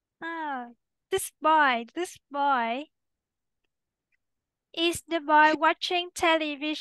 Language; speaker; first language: English; non-native, fluent; Vietnamese